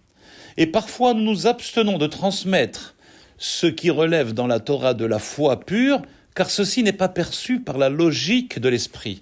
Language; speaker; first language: French; native; French